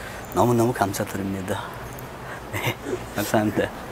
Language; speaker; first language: Korean; non-native, learner; Nepali